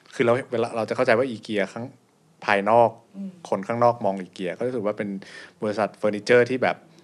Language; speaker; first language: Thai; native; Thai